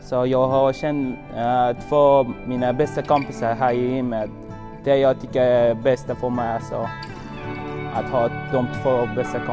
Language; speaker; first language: Swedish; non-native, learner; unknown